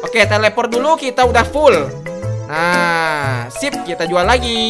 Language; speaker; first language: Indonesian; native; Indonesian